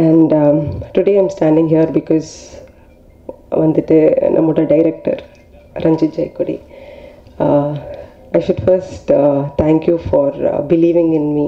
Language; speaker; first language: Tamil; non-native, learner; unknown